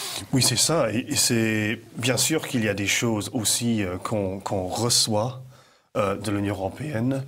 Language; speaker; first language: French; non-native, fluent; English